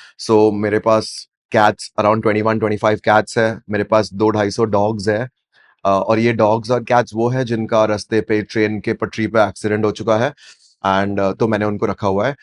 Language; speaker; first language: Hindi; native; Hindi